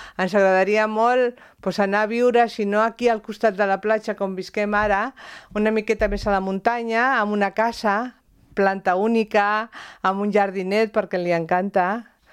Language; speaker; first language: Catalan; non-native, local second language; Spanish